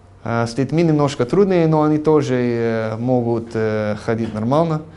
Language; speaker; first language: Russian; non-native, fluent; English